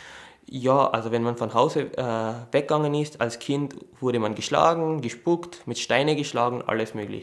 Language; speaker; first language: German; early bilingual, other home language; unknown